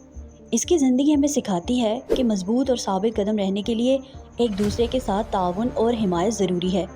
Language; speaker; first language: Urdu; native; Urdu